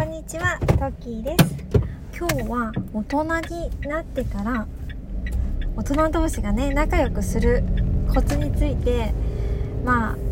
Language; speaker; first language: Japanese; native; Japanese